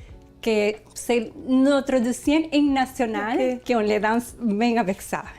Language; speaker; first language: French; non-native, learner; Spanish